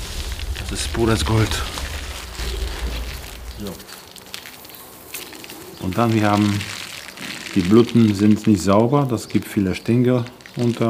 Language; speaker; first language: German; non-native, learner; Polish